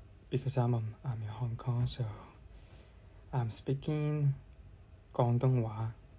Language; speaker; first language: English; non-native, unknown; Chinese